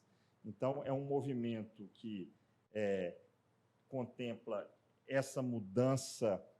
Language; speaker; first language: Portuguese; native; Portuguese